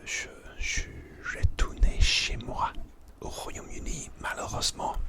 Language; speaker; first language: French; non-native, learner; English